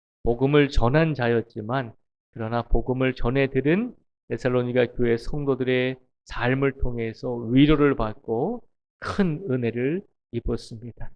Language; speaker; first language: Korean; native; Korean